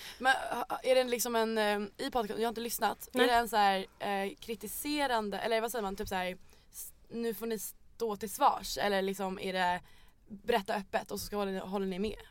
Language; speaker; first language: Swedish; native; Swedish